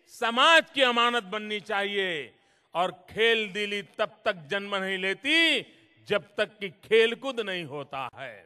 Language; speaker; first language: Hindi; non-native, local second language; Gujarati